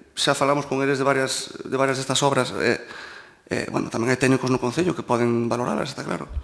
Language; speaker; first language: Galician; native; Galician